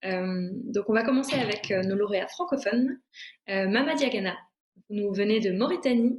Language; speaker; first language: French; native; French